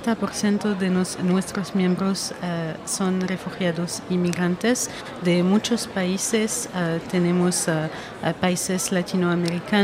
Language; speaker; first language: Spanish; non-native, fluent; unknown